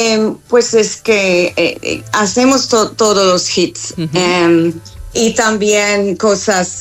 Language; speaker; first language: Spanish; non-native, learner; English